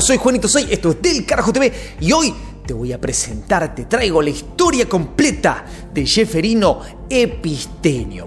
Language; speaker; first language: Spanish; native; Spanish